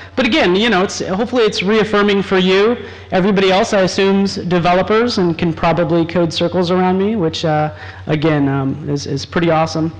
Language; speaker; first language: English; native; English